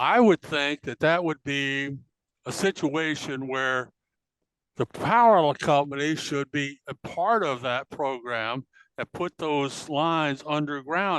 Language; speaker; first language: English; native; English